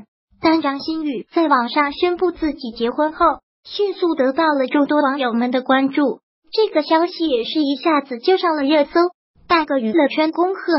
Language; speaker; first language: Chinese; native; Chinese